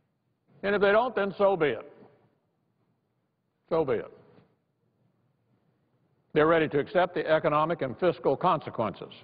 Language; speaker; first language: English; native; English